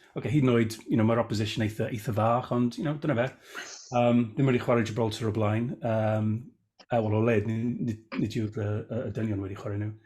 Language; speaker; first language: Welsh; non-native, local second language; English